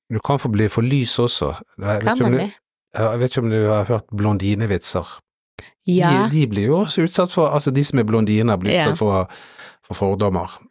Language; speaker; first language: Norwegian; native; Norwegian